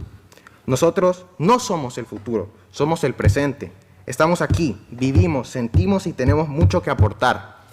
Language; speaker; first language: Spanish; native; Spanish